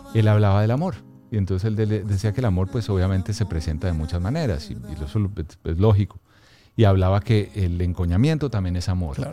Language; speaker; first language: Spanish; native; Spanish